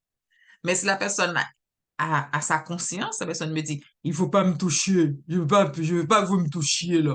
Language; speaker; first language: French; native; French